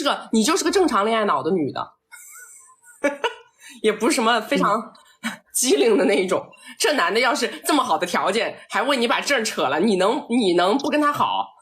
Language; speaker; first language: Chinese; native; Chinese